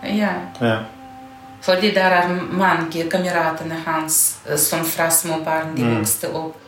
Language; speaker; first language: Norwegian; non-native, learner; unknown